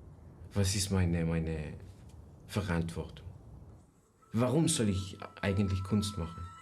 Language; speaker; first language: German; non-native, fluent; Persian